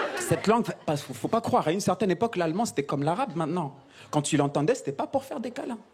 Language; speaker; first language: French; non-native, local second language; Kinyarwanda